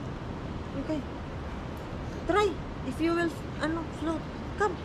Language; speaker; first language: English; non-native, local second language; Filipino